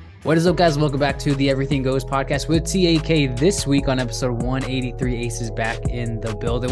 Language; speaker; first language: English; native; English